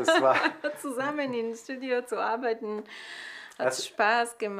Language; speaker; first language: German; non-native, learner; Slovak